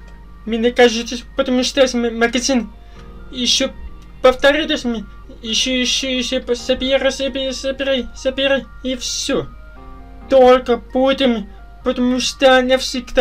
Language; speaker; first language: Russian; non-native, learner; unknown